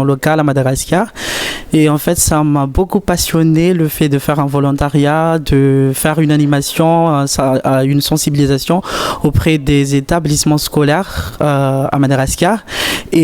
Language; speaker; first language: French; native; French